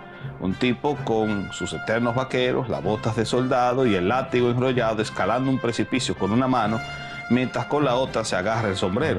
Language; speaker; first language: Spanish; native; Spanish